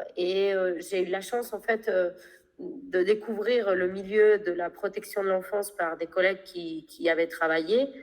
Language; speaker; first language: French; non-native, fluent; Spanish